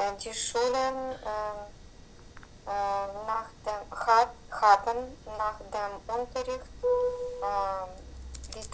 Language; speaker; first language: German; non-native, learner; Ukrainian